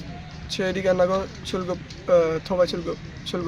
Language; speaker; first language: Korean; non-native, learner; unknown